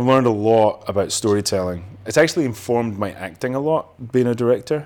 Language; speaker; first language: English; native; English